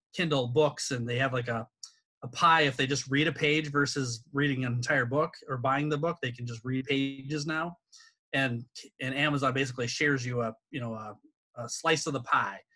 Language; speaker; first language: English; native; English